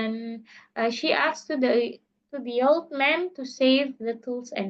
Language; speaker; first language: English; non-native, learner; Indonesian